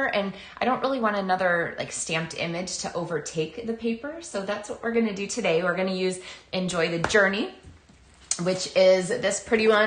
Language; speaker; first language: English; native; English